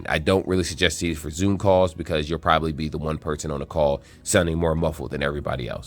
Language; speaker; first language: English; native; English